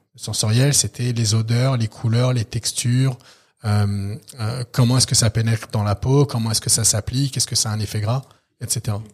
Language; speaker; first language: French; native; French